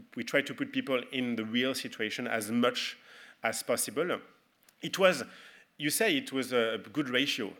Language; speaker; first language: English; non-native, fluent; French